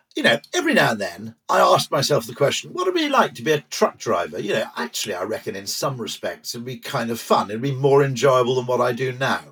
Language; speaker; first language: English; native; English